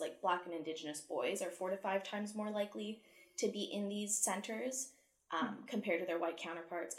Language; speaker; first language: English; native; English